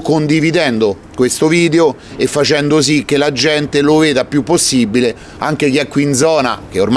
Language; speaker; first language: Italian; native; Italian